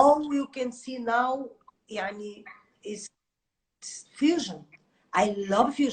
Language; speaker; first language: English; non-native, learner; Portuguese